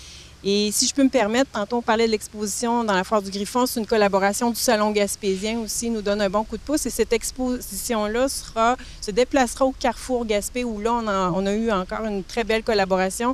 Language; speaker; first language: French; native; French